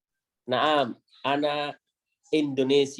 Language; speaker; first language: Arabic; non-native, learner; Indonesian